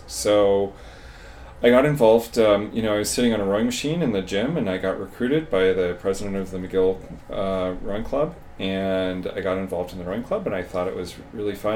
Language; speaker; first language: English; native; English